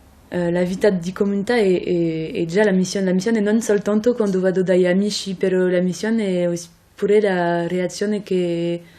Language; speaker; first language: Italian; non-native, fluent; French